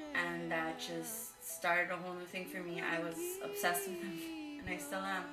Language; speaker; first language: English; native; English